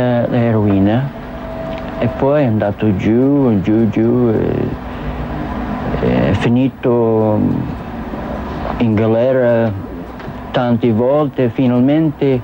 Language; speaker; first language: Italian; non-native, learner; English